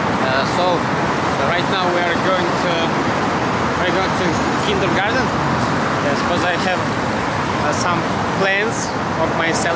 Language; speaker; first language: English; non-native, learner; Kazakh